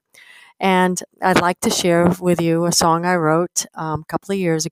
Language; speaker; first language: English; native; English